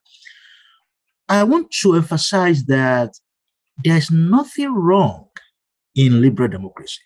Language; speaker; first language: English; non-native, local second language; Yoruba